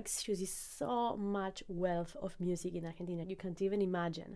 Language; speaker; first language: English; non-native, fluent; Spanish